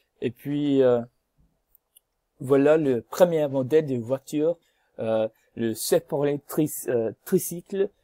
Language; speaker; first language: French; non-native, learner; English